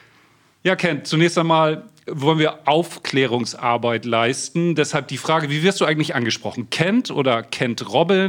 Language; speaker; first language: German; native; German